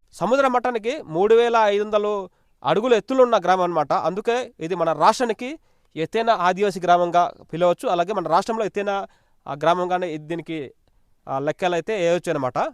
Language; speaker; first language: Telugu; native; Telugu